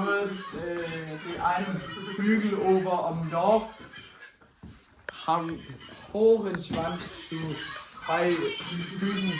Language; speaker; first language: German; non-native, learner; Danish